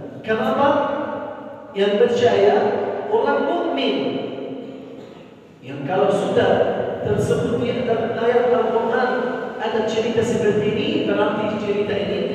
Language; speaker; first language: Indonesian; non-native, learner; Arabic